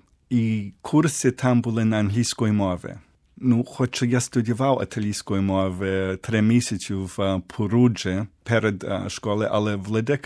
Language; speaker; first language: Ukrainian; early bilingual, heritage; Ukrainian